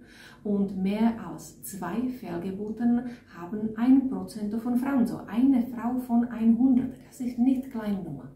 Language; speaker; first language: German; non-native, fluent; Czech